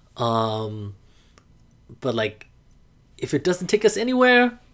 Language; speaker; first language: English; non-native, fluent; Burmese